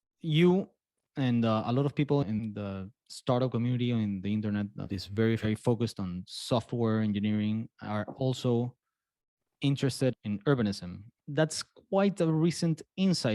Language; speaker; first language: English; non-native, fluent; Spanish